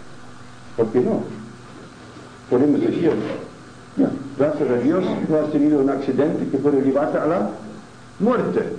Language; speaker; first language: Spanish; non-native, fluent; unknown